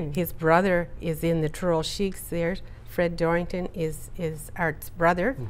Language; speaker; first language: English; native; English